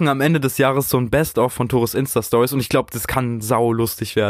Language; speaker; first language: German; native; German